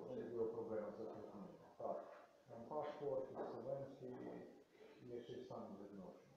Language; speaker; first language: Polish; non-native, learner; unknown